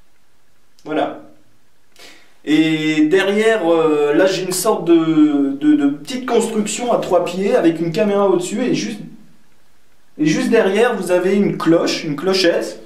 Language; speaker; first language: French; native; French